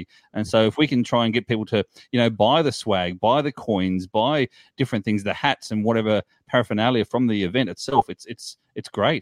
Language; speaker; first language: English; native; English